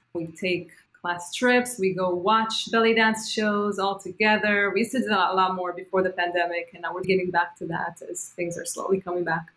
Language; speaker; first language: English; non-native, fluent; Hebrew